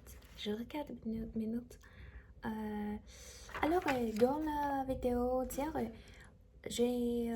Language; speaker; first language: French; non-native, learner; Chinese